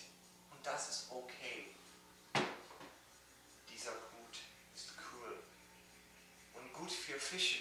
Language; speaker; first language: German; non-native, learner; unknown